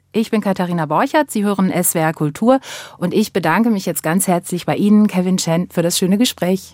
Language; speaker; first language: German; native; German